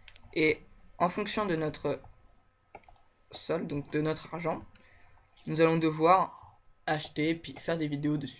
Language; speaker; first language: French; native; French